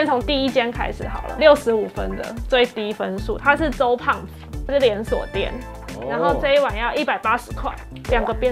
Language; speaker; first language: Chinese; native; Chinese